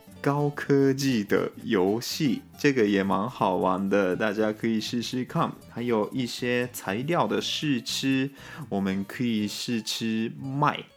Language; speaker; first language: Chinese; non-native, fluent; Japanese